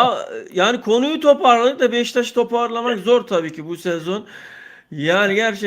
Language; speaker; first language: Turkish; native; Turkish